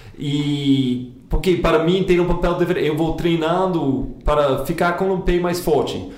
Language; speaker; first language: Portuguese; non-native, fluent; English